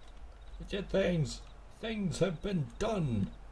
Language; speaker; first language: English; native; English